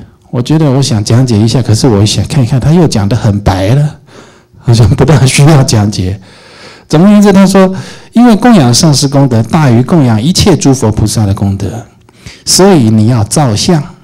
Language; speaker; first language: Chinese; native; Chinese